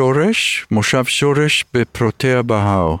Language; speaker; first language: Hebrew; early bilingual, other home language; English